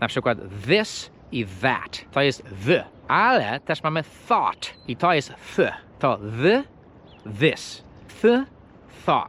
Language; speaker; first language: Polish; non-native, fluent; English